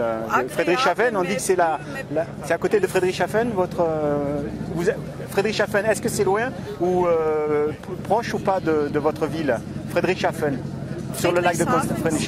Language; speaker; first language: French; native; French